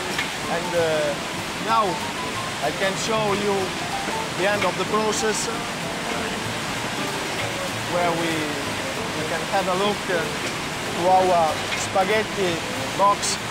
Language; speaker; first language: English; non-native, fluent; Italian